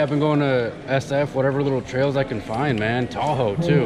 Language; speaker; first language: English; early bilingual, other home language; Spanish